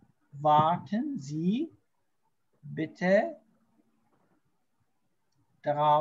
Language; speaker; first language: German; non-native, fluent; Arabic